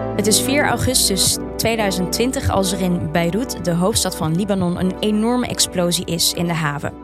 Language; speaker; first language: Dutch; early bilingual, other home language; Turkish